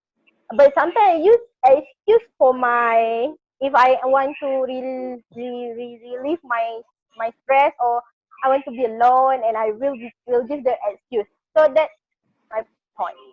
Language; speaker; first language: English; non-native, learner; Malay